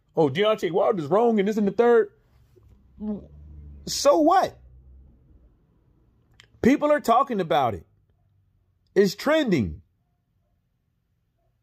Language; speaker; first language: English; native; English